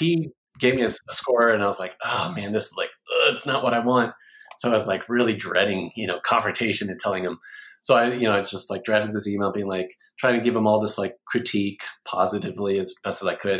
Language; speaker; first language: English; native; English